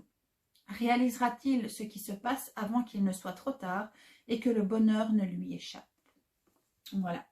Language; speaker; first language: French; native; French